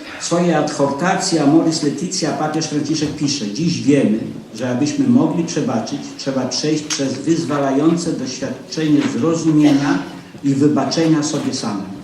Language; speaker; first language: Polish; native; Polish